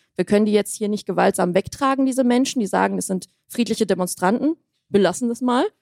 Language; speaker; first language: German; early bilingual, other home language; Armenian